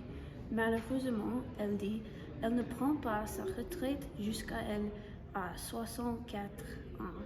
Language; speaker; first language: French; non-native, learner; English